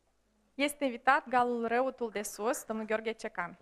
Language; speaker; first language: Romanian; native; Romanian